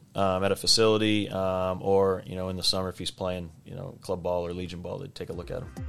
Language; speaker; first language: English; native; English